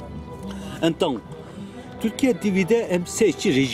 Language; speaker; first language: Portuguese; non-native, learner; Turkish